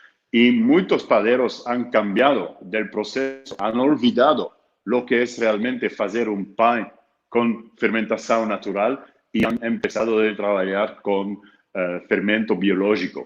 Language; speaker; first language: Spanish; non-native, fluent; Dutch